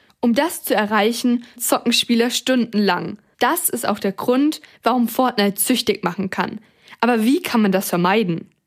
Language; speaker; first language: German; native; German